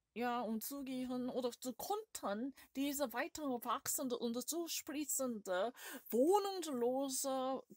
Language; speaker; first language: German; non-native, learner; Korean